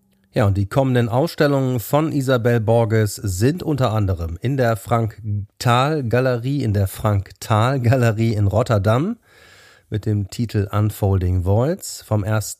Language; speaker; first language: German; native; German